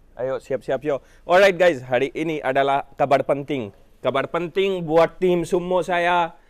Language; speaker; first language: Indonesian; non-native, fluent; Urdu